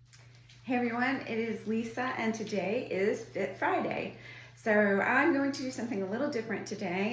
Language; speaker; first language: English; native; English